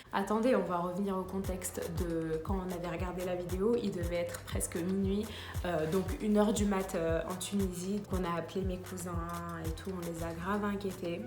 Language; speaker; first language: French; early bilingual, other home language; Arabic